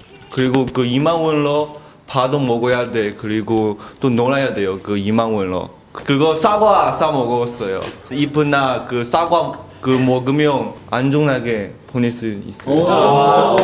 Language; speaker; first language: Korean; non-native, learner; Chinese